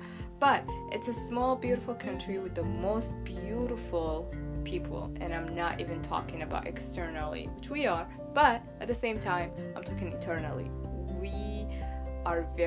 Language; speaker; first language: English; non-native, fluent; Tigrinya